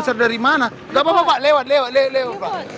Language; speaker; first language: Indonesian; native; Indonesian